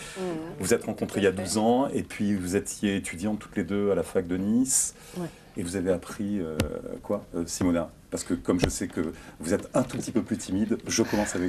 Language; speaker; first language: French; native; French